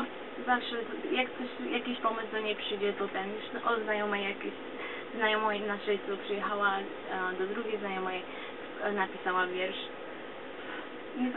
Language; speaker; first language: Polish; early bilingual, other home language; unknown